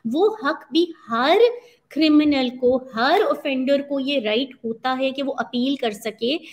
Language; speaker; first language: Urdu; native; Urdu